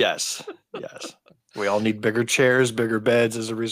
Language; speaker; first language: English; native; English